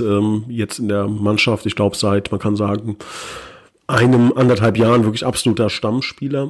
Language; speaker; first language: German; native; German